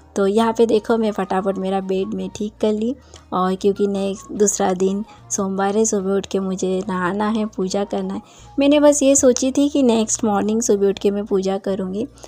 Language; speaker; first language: Hindi; non-native, local second language; Bangla